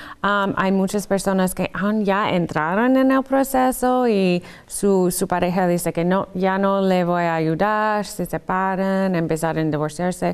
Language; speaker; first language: Spanish; non-native, fluent; English